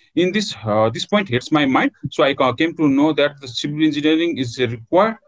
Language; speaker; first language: English; non-native, local second language; Nepali